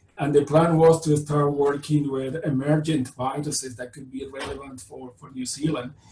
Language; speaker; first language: English; non-native, fluent; Spanish